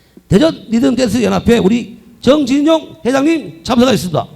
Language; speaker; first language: Korean; native; Korean